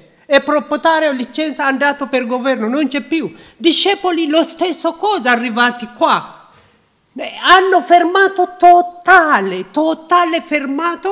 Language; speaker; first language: Italian; non-native, learner; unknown